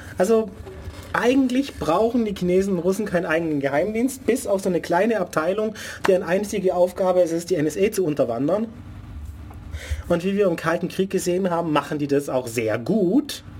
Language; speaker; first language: German; native; German